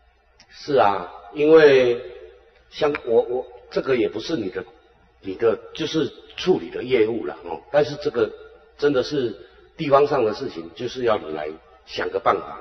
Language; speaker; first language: Chinese; native; Chinese